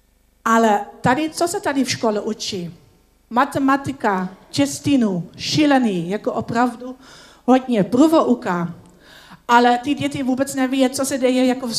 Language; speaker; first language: Czech; non-native, learner; Dutch